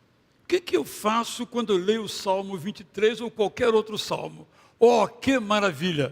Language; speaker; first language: Portuguese; native; Portuguese